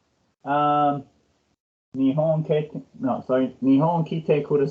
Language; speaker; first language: Japanese; non-native, learner; English